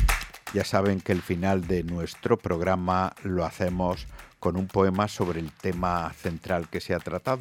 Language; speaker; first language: Spanish; native; Spanish